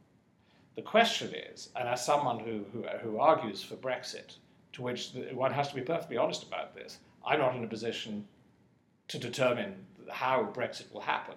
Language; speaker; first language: English; native; English